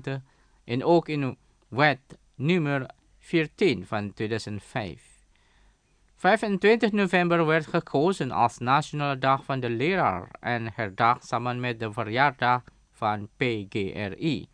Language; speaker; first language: Dutch; non-native, fluent; Indonesian